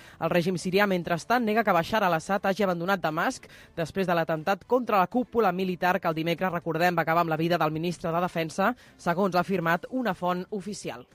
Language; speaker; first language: Catalan; native; Catalan